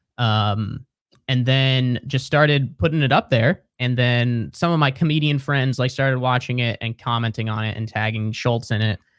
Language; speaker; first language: English; native; English